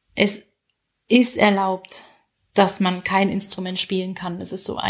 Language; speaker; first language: German; native; German